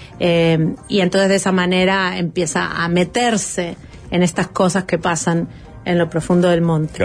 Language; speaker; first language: Spanish; native; Spanish